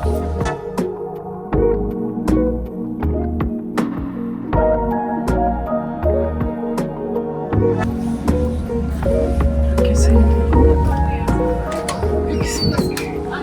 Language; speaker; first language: Korean; non-native, learner; Ukrainian